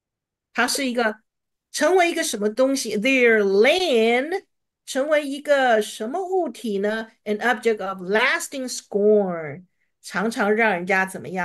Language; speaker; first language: Chinese; native; Chinese